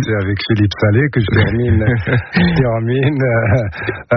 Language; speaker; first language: French; non-native, local second language; Arabic